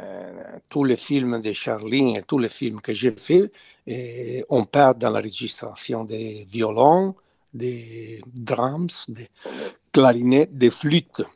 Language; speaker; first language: French; non-native, fluent; Italian